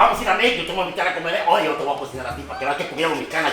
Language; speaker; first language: Spanish; native; Spanish